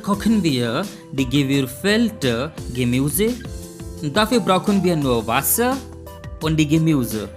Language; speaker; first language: German; non-native, fluent; Hindi